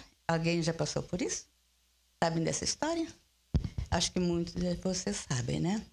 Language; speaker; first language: Portuguese; early bilingual, other home language; Spanish